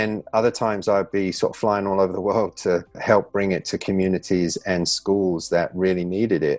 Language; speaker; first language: English; native; English